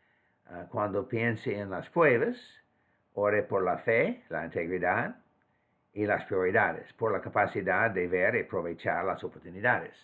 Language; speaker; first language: Spanish; non-native, fluent; English